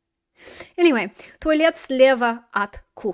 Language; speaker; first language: Russian; non-native, fluent; English